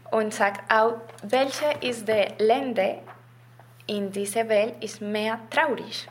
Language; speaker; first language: German; non-native, learner; Spanish